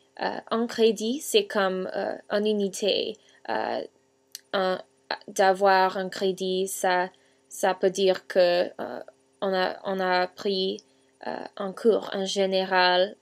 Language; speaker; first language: French; non-native, learner; English